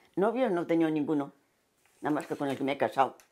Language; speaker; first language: Spanish; native; Spanish